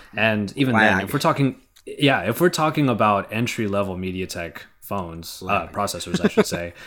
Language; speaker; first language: English; early bilingual, other home language; Filipino